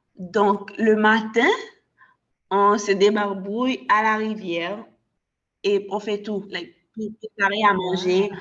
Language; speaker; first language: French; non-native, local second language; Haitian Creole